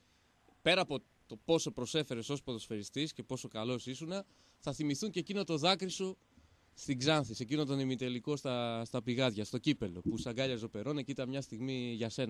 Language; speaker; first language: Greek; native; Greek